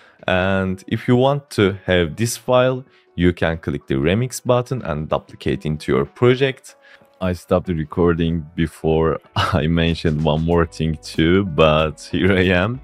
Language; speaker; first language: English; non-native, fluent; Turkish